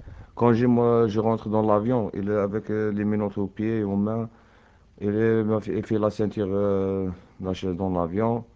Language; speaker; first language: French; non-native, learner; Arabic